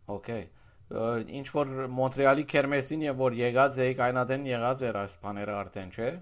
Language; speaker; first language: Armenian; early bilingual, heritage; Armenian